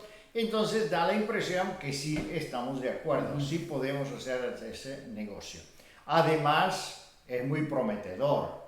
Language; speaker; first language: Spanish; non-native, fluent; Bulgarian